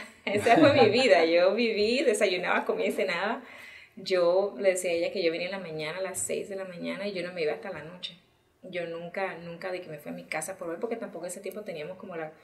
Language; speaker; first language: Spanish; early bilingual, heritage; Spanish